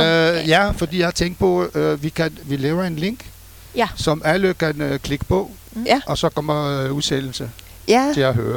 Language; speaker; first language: Danish; non-native, fluent; French